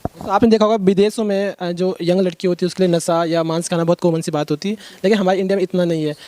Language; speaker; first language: Hindi; native; Hindi